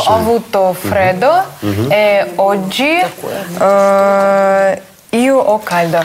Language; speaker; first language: Italian; non-native, learner; Russian